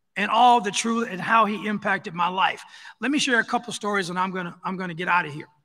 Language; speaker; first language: English; native; English